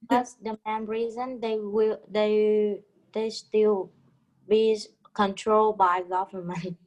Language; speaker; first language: English; non-native, learner; Vietnamese